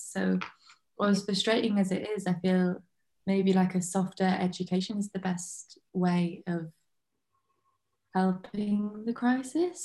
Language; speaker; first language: English; native; English